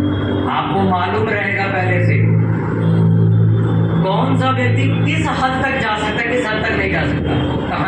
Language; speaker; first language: Hindi; native; Hindi